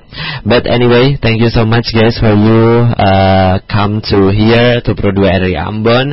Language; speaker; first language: English; non-native, learner; Indonesian